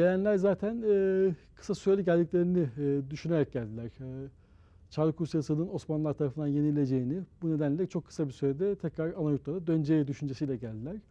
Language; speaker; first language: Turkish; native; Turkish